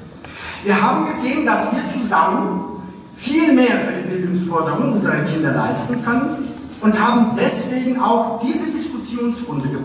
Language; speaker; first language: German; early bilingual, other home language; Turkish